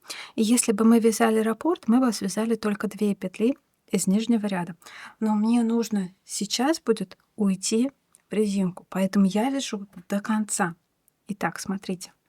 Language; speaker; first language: Russian; native; Russian